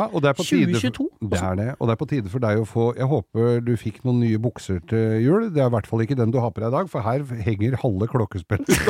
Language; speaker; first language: Norwegian; native; Norwegian